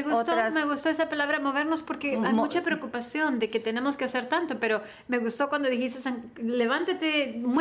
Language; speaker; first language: Spanish; native; Spanish